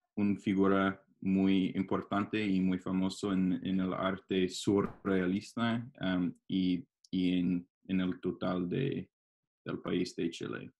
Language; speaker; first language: Spanish; non-native, learner; English